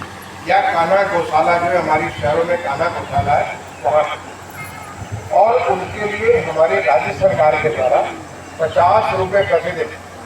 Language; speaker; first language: Hindi; native; Hindi